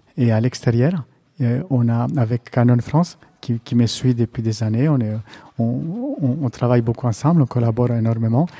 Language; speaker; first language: French; non-native, fluent; Greek